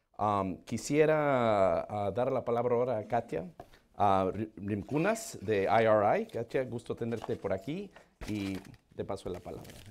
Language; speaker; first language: Spanish; non-native, fluent; English